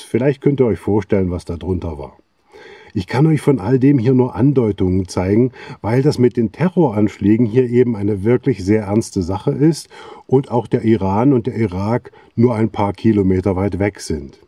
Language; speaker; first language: German; native; German